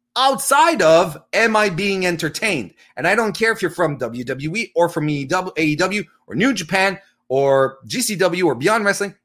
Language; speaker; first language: English; native; English